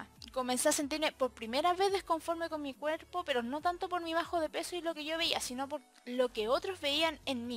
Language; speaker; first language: Spanish; native; Spanish